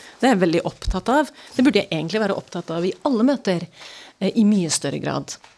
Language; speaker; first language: Norwegian; early bilingual, other home language; English